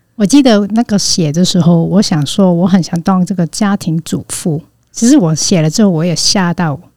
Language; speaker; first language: Chinese; non-native, fluent; Cantonese